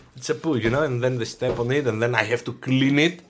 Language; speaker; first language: English; non-native, fluent; Greek